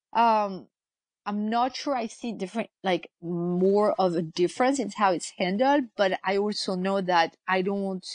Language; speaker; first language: English; non-native, fluent; French